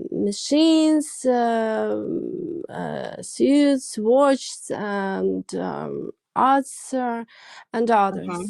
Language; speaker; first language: English; non-native, learner; Russian